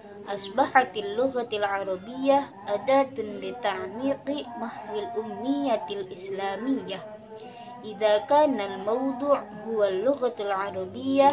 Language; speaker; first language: Arabic; non-native, learner; Indonesian